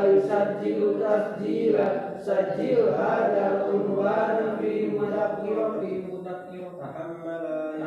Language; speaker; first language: Arabic; non-native, fluent; Indonesian